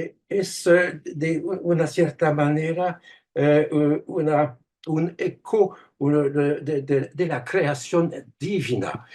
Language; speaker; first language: Spanish; non-native, fluent; French